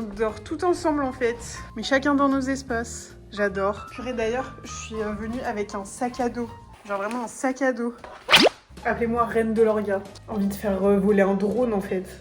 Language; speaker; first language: French; native; French